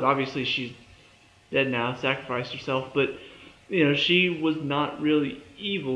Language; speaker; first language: English; native; English